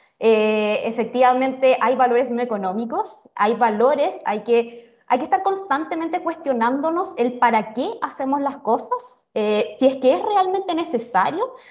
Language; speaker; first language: Spanish; native; Spanish